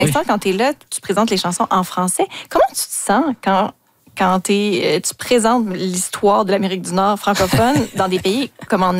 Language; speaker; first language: French; native; French